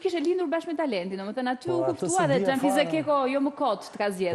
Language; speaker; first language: Albanian; native; Albanian